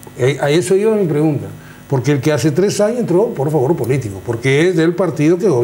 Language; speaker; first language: Spanish; native; Spanish